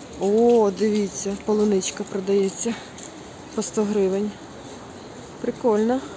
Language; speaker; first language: Ukrainian; non-native, local second language; Russian